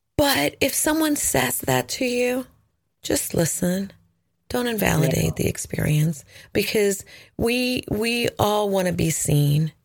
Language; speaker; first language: English; non-native, fluent; Spanish